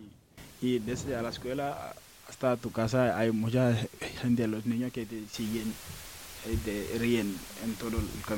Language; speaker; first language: Spanish; non-native, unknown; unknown